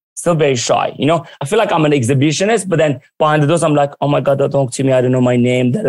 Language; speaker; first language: English; early bilingual, other home language; Armenian